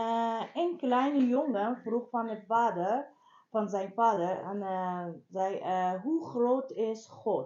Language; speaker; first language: Dutch; non-native, learner; Persian